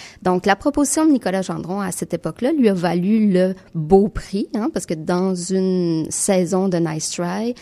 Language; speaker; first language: French; native; French